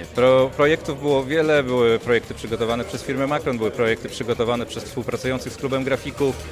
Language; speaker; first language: Polish; native; Polish